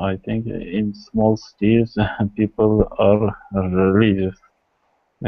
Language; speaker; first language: English; non-native, learner; Kurdish